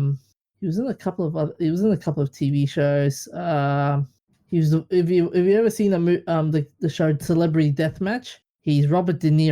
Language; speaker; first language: English; native; English